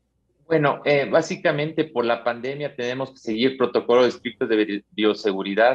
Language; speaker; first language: Spanish; native; Spanish